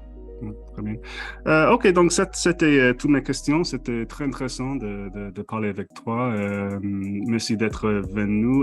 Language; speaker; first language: French; non-native, fluent; English